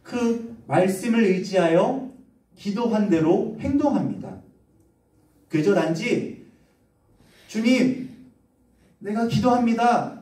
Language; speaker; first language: Korean; native; Korean